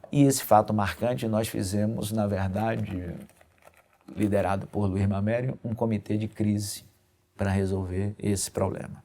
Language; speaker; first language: Portuguese; native; Portuguese